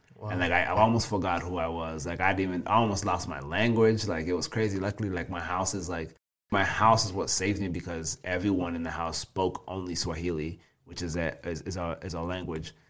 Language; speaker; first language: English; early bilingual, other home language; Swahili